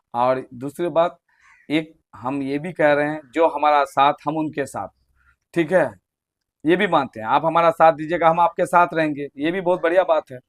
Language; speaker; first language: Hindi; non-native, local second language; Bangla